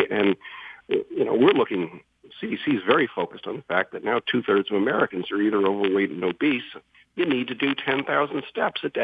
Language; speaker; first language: English; native; English